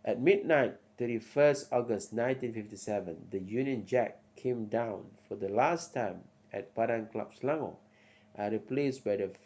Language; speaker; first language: English; non-native, local second language; Malay